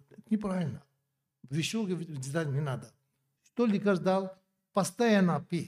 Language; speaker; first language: Russian; non-native, learner; Tibetan